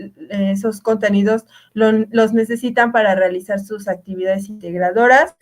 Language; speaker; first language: Spanish; native; Spanish